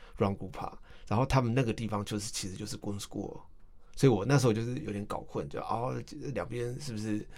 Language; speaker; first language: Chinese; native; Chinese